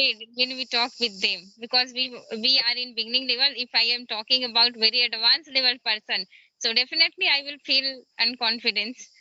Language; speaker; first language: English; non-native, learner; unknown